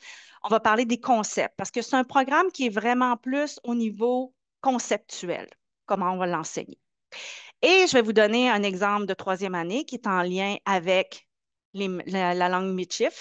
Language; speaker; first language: French; native; French